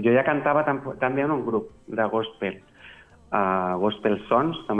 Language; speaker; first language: Catalan; non-native, local second language; Spanish